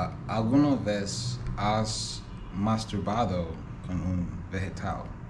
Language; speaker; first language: Spanish; non-native, learner; English